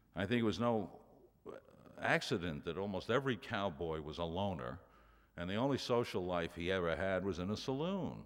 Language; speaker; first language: English; native; English